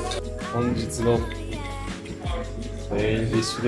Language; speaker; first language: Japanese; native; Japanese